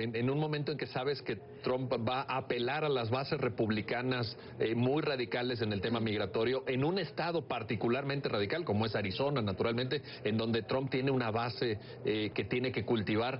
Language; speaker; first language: Spanish; native; Spanish